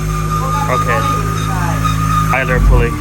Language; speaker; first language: English; native; English